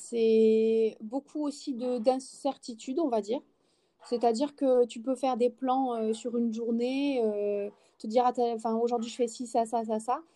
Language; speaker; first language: French; native; French